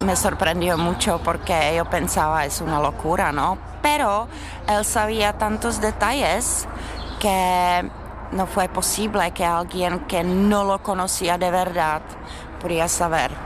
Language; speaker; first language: Spanish; non-native, fluent; Czech